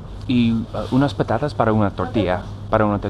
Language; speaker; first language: Spanish; non-native, learner; English